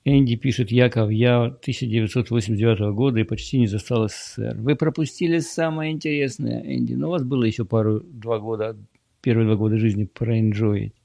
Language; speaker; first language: Russian; native; Russian